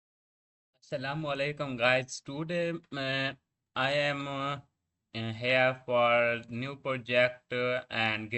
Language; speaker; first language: English; non-native, learner; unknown